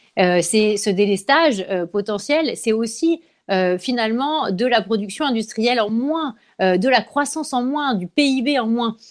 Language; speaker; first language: French; native; French